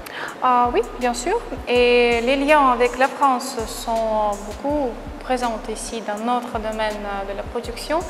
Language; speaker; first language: French; non-native, fluent; Russian